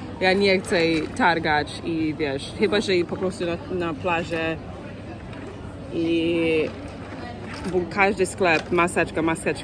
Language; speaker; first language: Polish; non-native, fluent; English